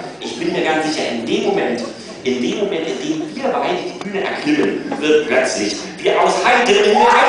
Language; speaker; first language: German; native; German